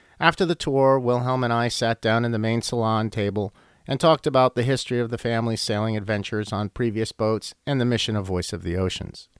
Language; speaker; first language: English; native; English